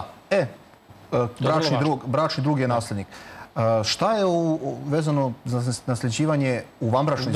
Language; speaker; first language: Serbian; native; Serbian